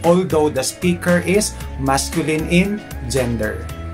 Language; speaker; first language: English; non-native, local second language; Filipino